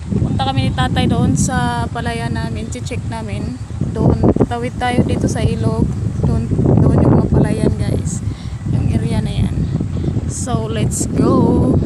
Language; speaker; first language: Filipino; native; Filipino